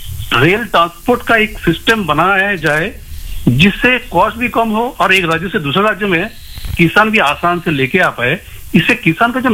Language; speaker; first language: Hindi; non-native, local second language; Bangla